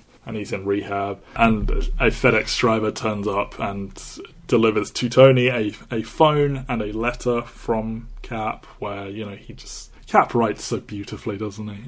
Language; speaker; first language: English; native; English